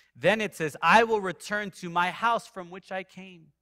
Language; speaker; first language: English; native; English